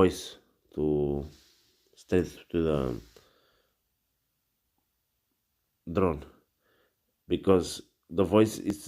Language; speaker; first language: English; non-native, learner; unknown